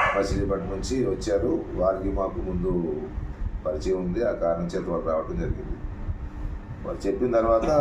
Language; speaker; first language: Telugu; native; Telugu